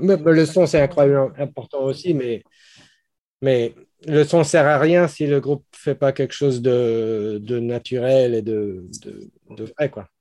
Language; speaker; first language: French; non-native, fluent; English